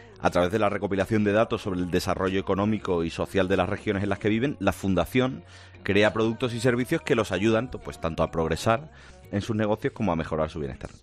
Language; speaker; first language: Spanish; native; Spanish